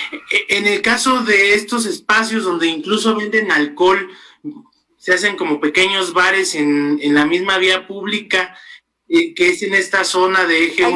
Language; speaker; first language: Spanish; native; Spanish